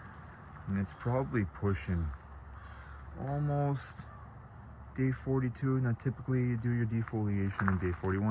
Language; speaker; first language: English; native; English